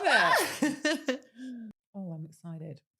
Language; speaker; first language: English; native; English